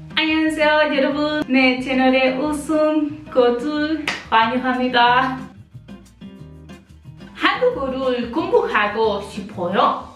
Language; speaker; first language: Korean; non-native, learner; Spanish